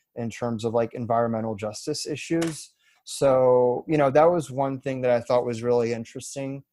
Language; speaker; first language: English; early bilingual, other home language; French